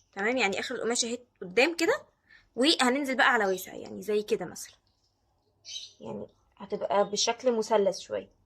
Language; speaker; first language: Arabic; native; Arabic